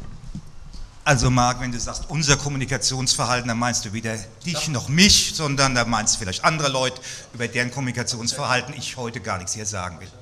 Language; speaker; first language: German; native; German